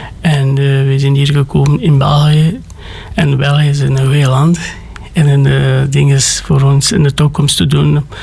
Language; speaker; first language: Dutch; non-native, learner; Romanian